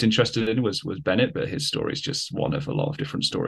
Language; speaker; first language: English; native; English